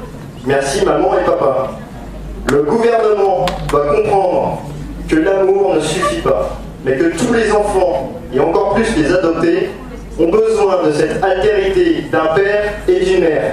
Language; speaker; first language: French; native; French